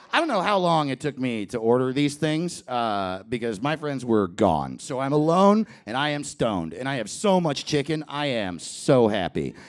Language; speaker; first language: English; native; English